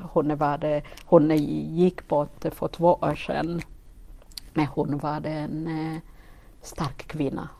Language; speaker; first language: Swedish; non-native, fluent; Kinyarwanda